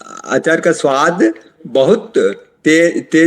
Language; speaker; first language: Hindi; non-native, learner; Telugu